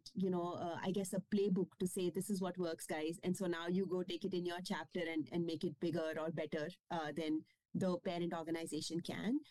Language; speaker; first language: English; non-native, local second language; Kashmiri